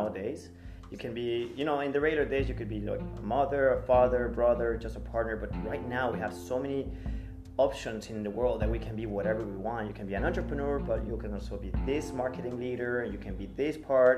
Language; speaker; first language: English; non-native, fluent; Spanish